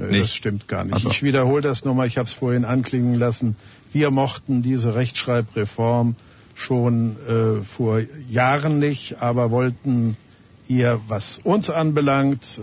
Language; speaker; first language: German; native; German